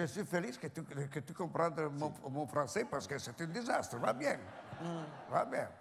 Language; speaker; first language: French; non-native, learner; Italian